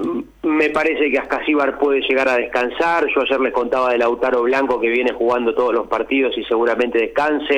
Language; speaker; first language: Spanish; native; Spanish